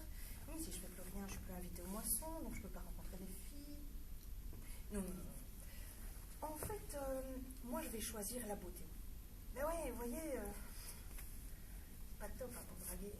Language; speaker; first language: French; native; French